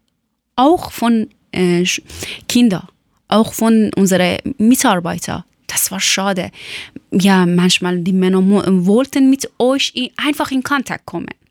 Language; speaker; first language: German; non-native, fluent; Persian